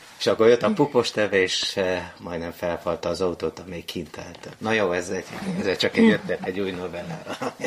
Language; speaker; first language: Hungarian; native; Hungarian